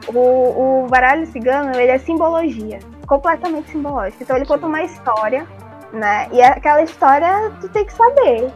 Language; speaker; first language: Portuguese; native; Portuguese